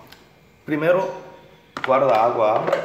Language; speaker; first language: Spanish; non-native, learner; Korean